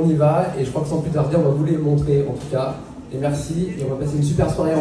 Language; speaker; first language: French; native; French